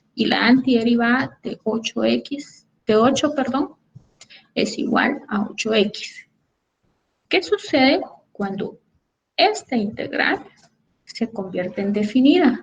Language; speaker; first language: Spanish; native; Spanish